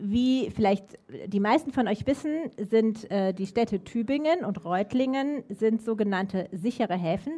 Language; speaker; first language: German; native; German